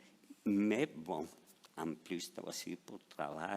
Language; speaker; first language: French; non-native, fluent; Spanish